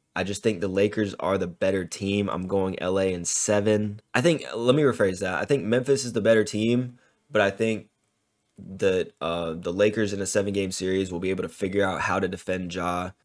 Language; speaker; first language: English; native; English